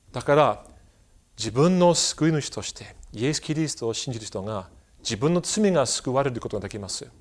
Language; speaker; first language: Japanese; non-native, fluent; English